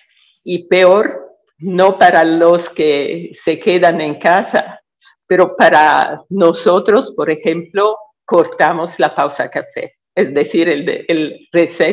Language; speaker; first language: Spanish; non-native, fluent; Italian